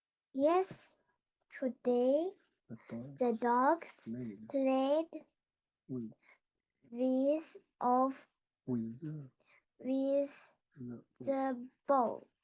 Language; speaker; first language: English; non-native, learner; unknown